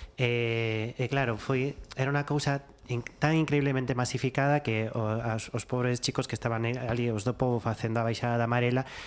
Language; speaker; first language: Galician; non-native, local second language; Spanish